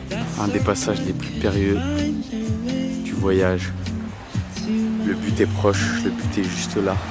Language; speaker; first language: French; native; French